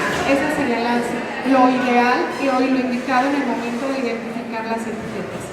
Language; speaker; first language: Spanish; native; Spanish